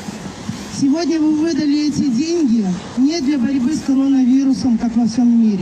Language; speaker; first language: Russian; native; Russian